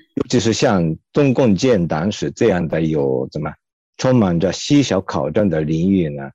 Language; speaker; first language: Chinese; non-native, fluent; Japanese